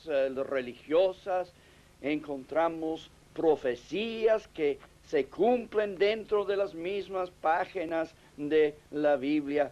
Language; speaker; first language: Spanish; non-native, fluent; English